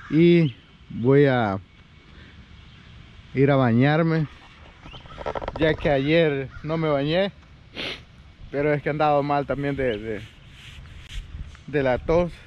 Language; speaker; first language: Spanish; native; Spanish